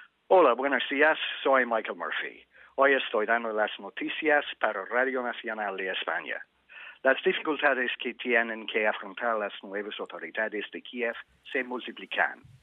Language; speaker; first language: Spanish; non-native, fluent; English